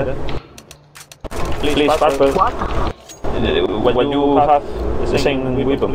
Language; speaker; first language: English; non-native, learner; Spanish